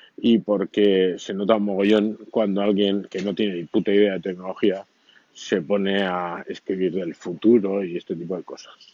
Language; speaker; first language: Spanish; native; Spanish